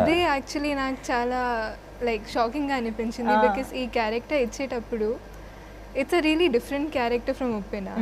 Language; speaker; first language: Telugu; non-native, fluent; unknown